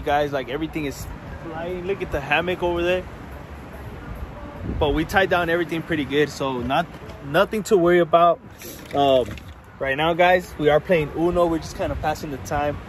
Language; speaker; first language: English; early bilingual, other home language; Spanish